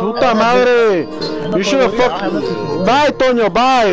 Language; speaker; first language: English; early bilingual, other home language; Spanish